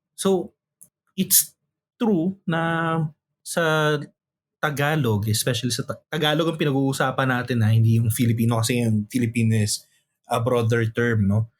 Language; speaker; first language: Filipino; native; Filipino